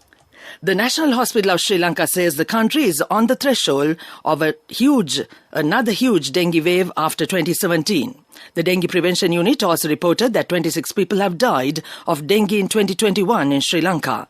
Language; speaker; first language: English; non-native, local second language; Sinhala